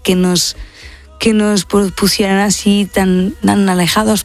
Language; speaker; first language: Spanish; non-native, fluent; Portuguese